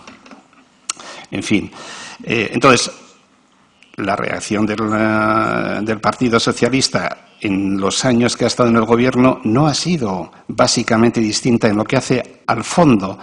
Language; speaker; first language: Spanish; native; Spanish